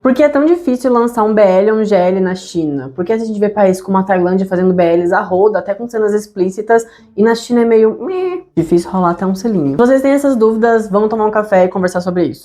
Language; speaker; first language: Portuguese; native; Portuguese